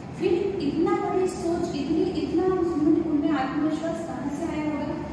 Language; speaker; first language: Hindi; non-native, local second language; Marathi